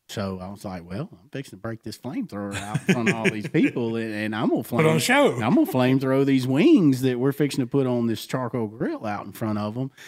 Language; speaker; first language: English; native; English